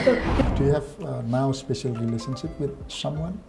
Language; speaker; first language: English; non-native, fluent; Indonesian